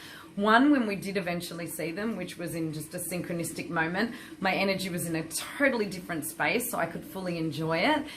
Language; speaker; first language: English; native; English